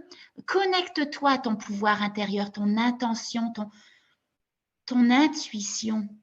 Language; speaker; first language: French; native; French